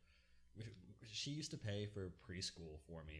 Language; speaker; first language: English; native; English